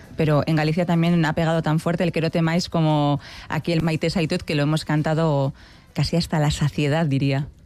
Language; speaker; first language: Spanish; native; Spanish